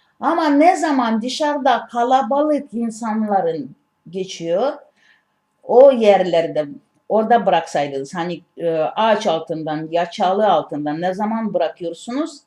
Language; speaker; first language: Turkish; non-native, learner; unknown